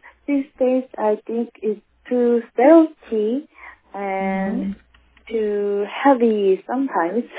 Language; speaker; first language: English; non-native, learner; Korean